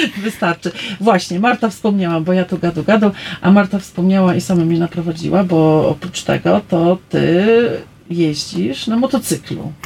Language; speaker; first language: Polish; native; Polish